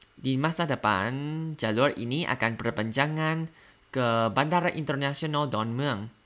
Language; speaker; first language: Indonesian; non-native, learner; Thai